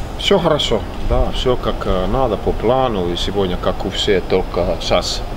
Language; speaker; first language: Russian; non-native, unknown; Finnish